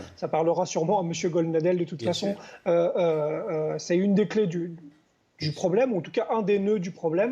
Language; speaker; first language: French; native; French